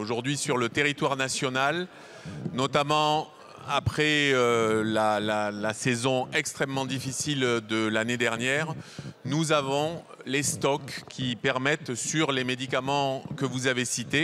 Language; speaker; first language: French; native; French